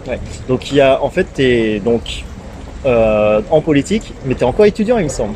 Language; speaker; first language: French; native; French